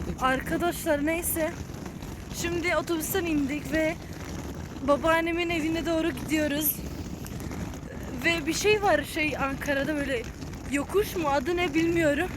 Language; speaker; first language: Turkish; early bilingual, other home language; Arabic